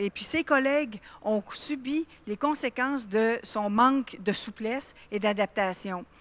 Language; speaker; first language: French; native; French